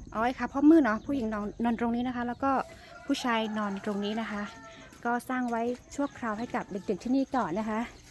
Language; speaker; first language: Thai; non-native, local second language; Karen languages